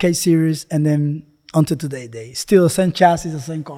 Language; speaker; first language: English; non-native, fluent; Spanish